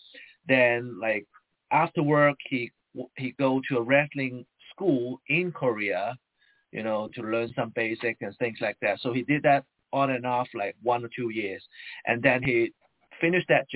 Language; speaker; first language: English; non-native, local second language; Chinese